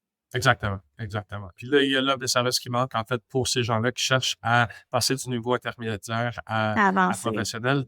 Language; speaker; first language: French; non-native, local second language; English